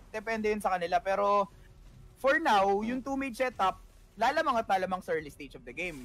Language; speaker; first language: Filipino; native; Filipino